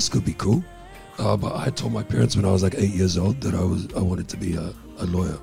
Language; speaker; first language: English; non-native, local second language; Samoan